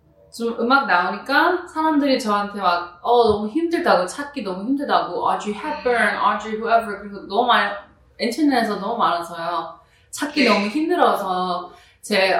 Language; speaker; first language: Korean; early bilingual, heritage; Korean